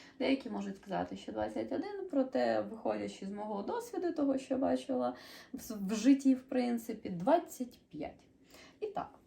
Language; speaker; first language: Ukrainian; native; Ukrainian